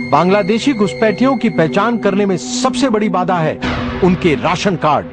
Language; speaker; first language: Hindi; native; Hindi